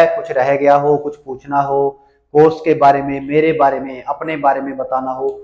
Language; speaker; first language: Hindi; native; Hindi